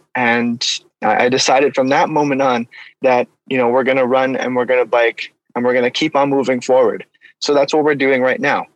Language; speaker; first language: English; native; English